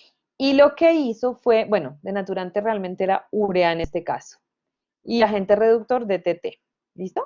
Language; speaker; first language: Spanish; native; Spanish